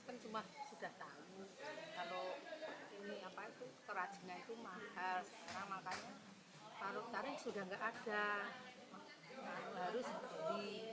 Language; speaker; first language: Indonesian; non-native, local second language; Javanese